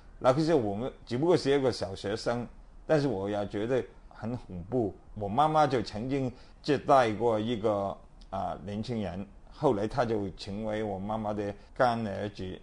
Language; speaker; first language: Chinese; non-native, local second language; Cantonese